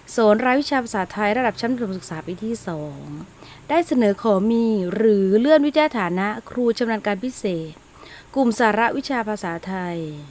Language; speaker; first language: Thai; non-native, local second language; Malay